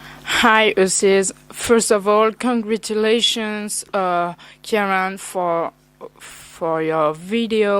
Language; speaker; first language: English; non-native, learner; French